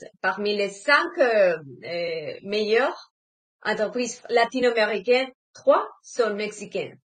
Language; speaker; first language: French; non-native, fluent; Spanish